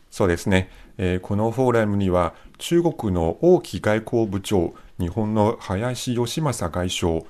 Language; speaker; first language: Japanese; non-native, fluent; Chinese